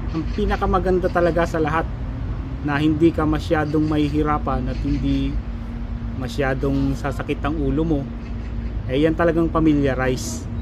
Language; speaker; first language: Filipino; native; Filipino